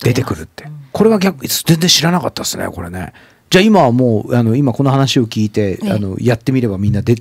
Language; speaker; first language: Japanese; native; Japanese